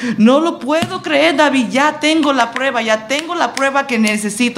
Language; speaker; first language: Spanish; early bilingual, other home language; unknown